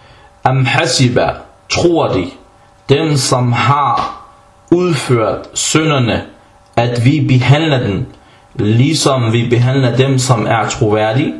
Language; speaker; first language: Danish; early bilingual, other home language; Arabic